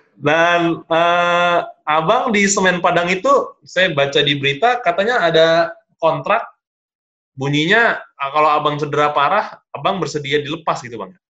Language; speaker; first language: Indonesian; native; Indonesian